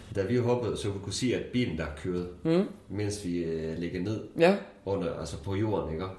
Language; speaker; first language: Danish; non-native, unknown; Kurdish